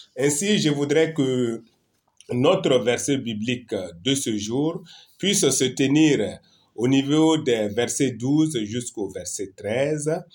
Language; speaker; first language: French; non-native, local second language; Mossi